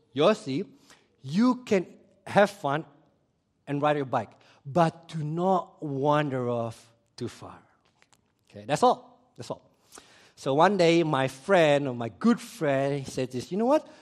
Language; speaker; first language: English; early bilingual, other home language; Indonesian